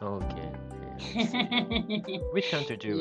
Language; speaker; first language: English; non-native, learner; Japanese